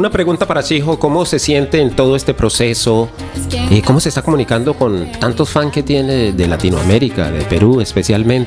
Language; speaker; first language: Spanish; native; Spanish